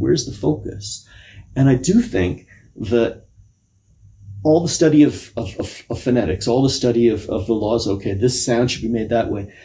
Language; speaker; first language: English; native; English